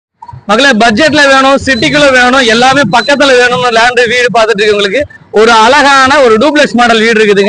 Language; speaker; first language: Tamil; native; Tamil